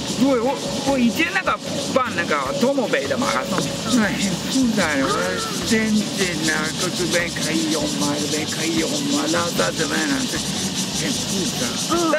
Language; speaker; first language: Chinese; non-native, fluent; Japanese